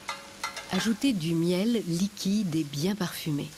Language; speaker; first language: French; native; French